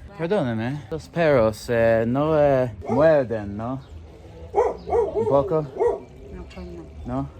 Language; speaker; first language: Spanish; non-native, learner; English